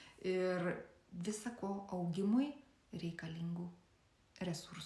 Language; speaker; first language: Lithuanian; native; Lithuanian